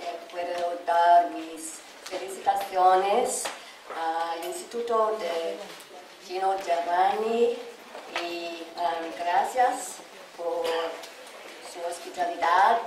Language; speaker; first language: Spanish; non-native, learner; English